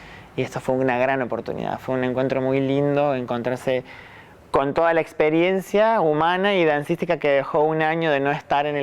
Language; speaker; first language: Spanish; native; Spanish